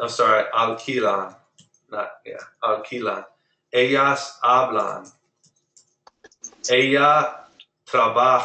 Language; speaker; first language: Spanish; non-native, fluent; English